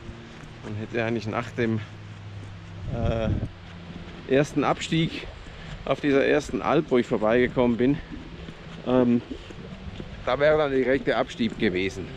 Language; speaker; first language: German; native; German